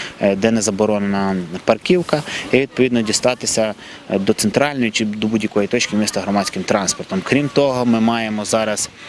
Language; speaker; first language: Ukrainian; native; Ukrainian